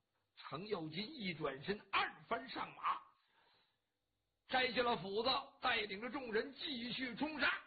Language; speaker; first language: Chinese; native; Chinese